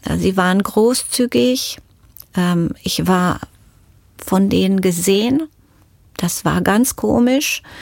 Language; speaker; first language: German; non-native, fluent; Romanian